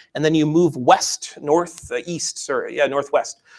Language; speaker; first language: English; native; English